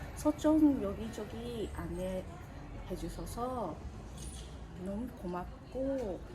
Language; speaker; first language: Korean; non-native, learner; Japanese